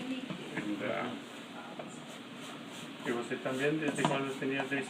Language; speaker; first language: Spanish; non-native, learner; English